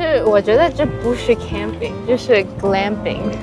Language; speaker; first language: Chinese; non-native, learner; English